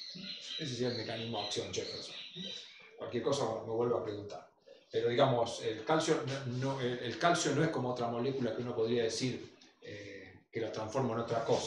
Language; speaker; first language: Spanish; native; Spanish